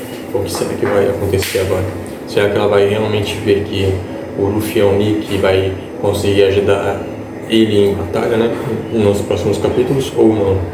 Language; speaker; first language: Portuguese; native; Portuguese